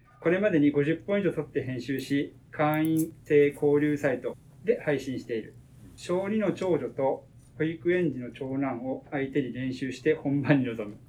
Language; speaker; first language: Japanese; native; Japanese